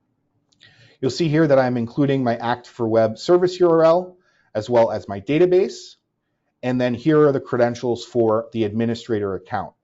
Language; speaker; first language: English; native; English